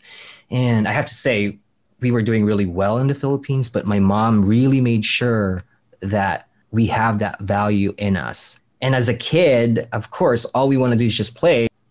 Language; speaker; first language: English; non-native, local second language; Filipino